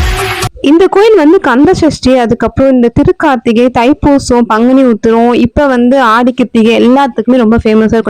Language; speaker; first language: Tamil; native; Tamil